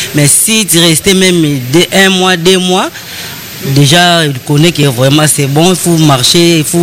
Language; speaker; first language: French; non-native, learner; Lingala